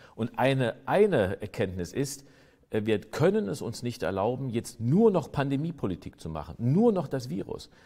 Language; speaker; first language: German; native; German